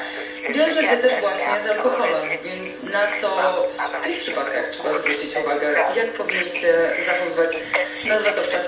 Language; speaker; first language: Polish; native; Polish